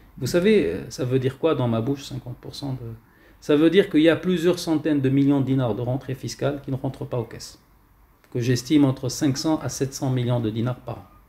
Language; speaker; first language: French; non-native, local second language; Arabic